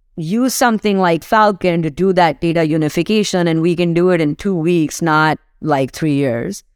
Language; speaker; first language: English; non-native, local second language; Urdu